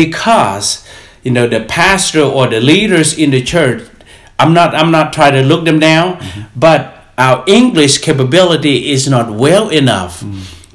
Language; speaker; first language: English; non-native, fluent; Lao